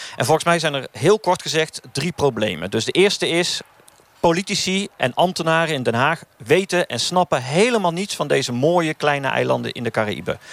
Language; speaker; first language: Dutch; native; Dutch